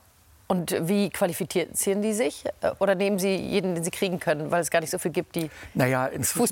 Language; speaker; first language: German; native; German